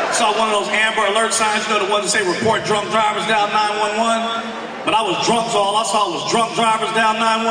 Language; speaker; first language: English; native; English